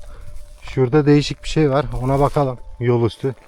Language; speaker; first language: Turkish; native; Turkish